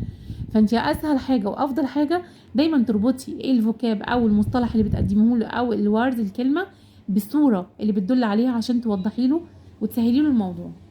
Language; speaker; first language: Arabic; native; Arabic